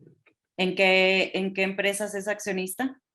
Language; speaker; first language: Spanish; native; Spanish